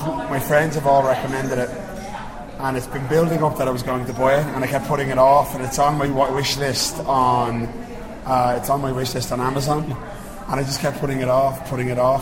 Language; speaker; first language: English; native; English